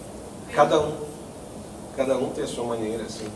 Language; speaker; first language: Portuguese; non-native, fluent; Italian